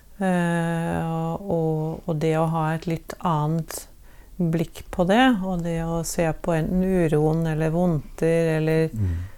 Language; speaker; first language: Norwegian; native; Norwegian